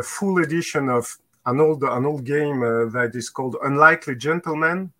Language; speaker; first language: English; non-native, fluent; French